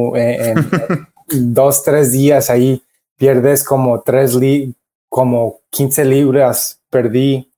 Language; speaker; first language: Spanish; early bilingual, heritage; Spanish